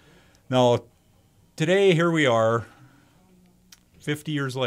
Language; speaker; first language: English; native; English